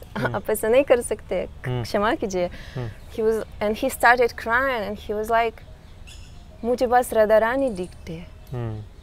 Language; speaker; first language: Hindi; non-native, fluent; Russian